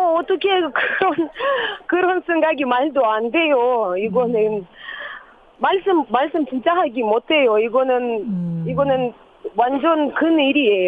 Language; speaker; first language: Korean; non-native, learner; Russian